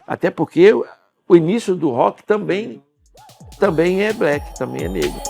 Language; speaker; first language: Portuguese; native; Portuguese